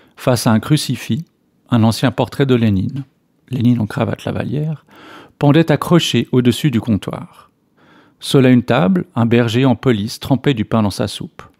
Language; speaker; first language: French; native; French